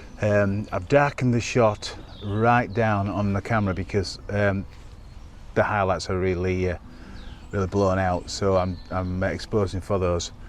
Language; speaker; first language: English; native; English